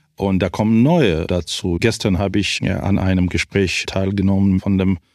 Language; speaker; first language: German; non-native, fluent; Ukrainian